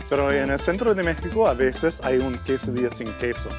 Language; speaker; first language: Spanish; non-native, learner; English